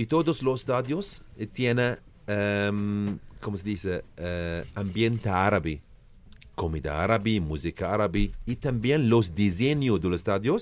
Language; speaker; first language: Spanish; non-native, learner; Arabic